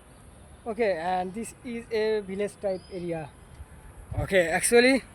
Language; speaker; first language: English; non-native, learner; Bangla